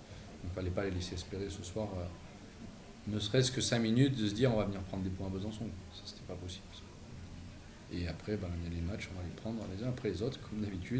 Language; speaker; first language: French; native; French